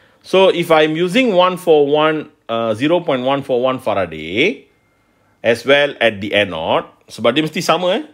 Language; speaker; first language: English; non-native, local second language; Malay